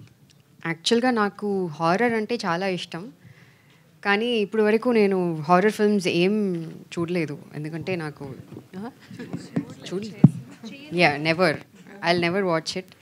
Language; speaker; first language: Telugu; non-native, fluent; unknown